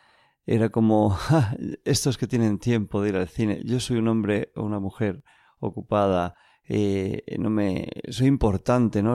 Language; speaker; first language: Spanish; native; Spanish